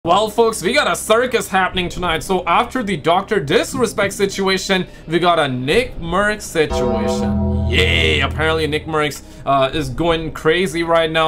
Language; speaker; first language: English; native; English